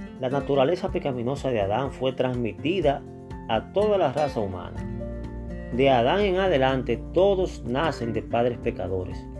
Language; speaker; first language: Spanish; native; Spanish